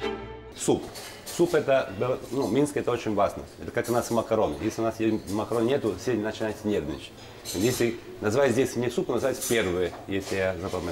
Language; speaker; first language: Russian; non-native, learner; Italian